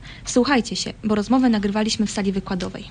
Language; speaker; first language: Polish; native; Polish